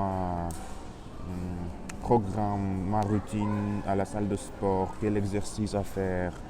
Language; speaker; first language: French; non-native, learner; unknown